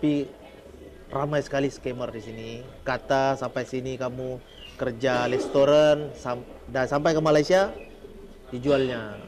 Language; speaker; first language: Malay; early bilingual, heritage; Indonesian